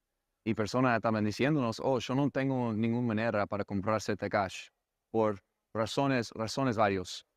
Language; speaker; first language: Spanish; non-native, fluent; English